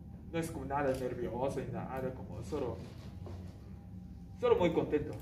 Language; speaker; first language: Spanish; non-native, learner; Japanese